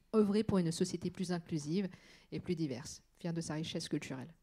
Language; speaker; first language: French; native; French